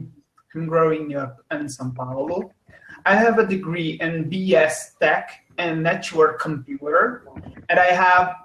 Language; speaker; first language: English; non-native, learner; Portuguese